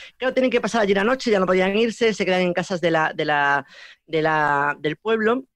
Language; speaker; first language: Spanish; native; Spanish